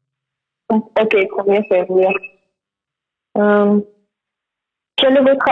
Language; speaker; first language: French; non-native, learner; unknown